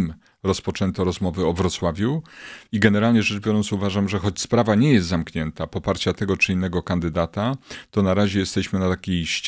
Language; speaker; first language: Polish; native; Polish